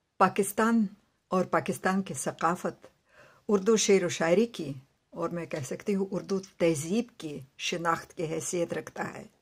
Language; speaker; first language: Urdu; non-native, fluent; Russian